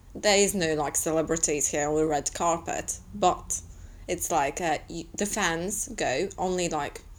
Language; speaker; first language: English; non-native, fluent; Latvian